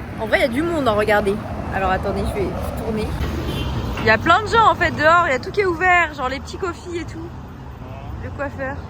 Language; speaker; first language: French; early bilingual, other home language; Vietnamese